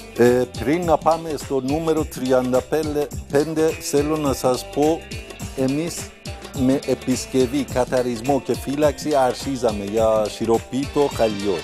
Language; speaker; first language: Greek; non-native, learner; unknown